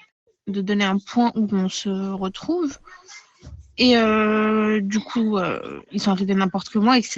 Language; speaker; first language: French; native; French